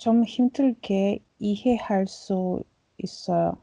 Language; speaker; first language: Korean; non-native, learner; Latvian